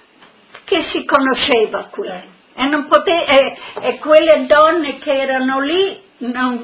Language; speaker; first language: Italian; non-native, local second language; Friulian